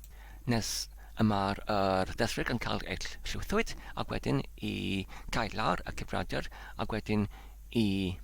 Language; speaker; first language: Welsh; non-native, learner; Polish